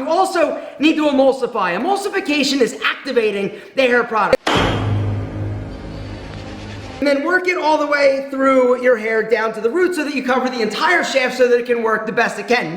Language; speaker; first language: English; native; English